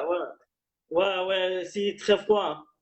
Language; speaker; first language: French; non-native, learner; Arabic